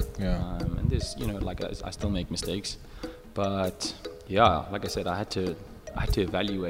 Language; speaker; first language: English; native; English